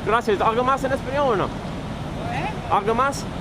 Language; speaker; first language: Spanish; non-native, learner; English